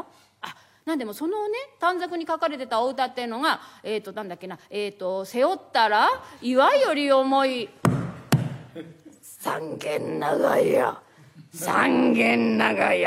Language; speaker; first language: Japanese; native; Japanese